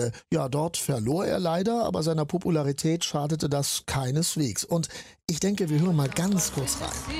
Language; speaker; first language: German; native; German